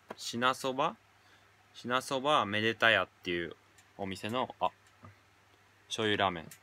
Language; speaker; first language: Japanese; native; Japanese